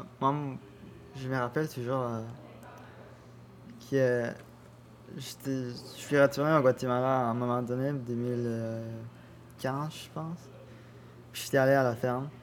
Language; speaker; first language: French; non-native, learner; Spanish